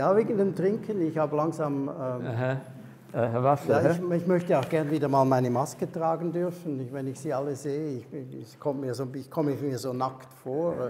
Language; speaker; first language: German; native; German